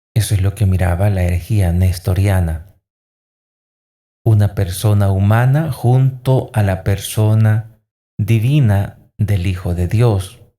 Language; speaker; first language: Spanish; native; Spanish